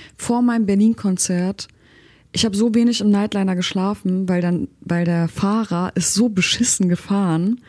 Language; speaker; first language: German; early bilingual, other home language; Turkish